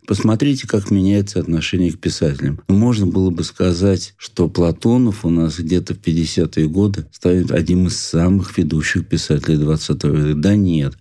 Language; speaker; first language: Russian; native; Russian